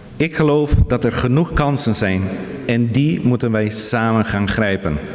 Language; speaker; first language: Dutch; non-native, local second language; Papiamento